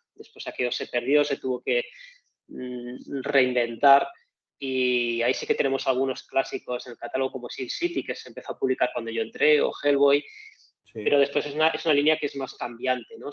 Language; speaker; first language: Spanish; native; Spanish